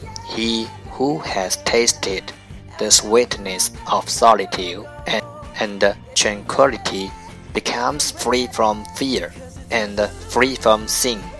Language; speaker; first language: English; non-native, fluent; Chinese